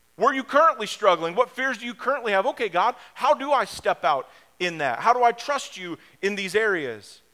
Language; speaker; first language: English; native; English